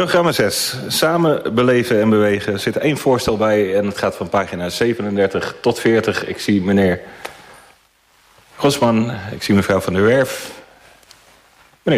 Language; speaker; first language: Dutch; native; Dutch